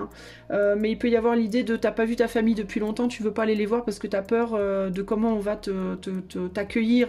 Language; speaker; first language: French; native; French